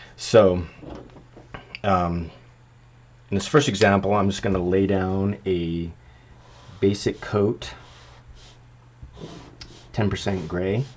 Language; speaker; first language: English; native; English